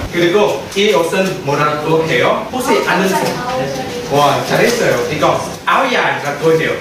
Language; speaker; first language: Korean; non-native, fluent; Vietnamese